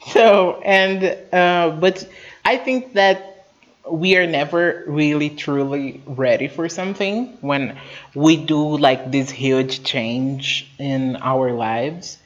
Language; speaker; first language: English; non-native, fluent; Portuguese